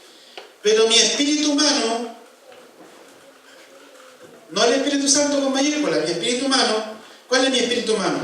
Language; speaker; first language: Spanish; native; Spanish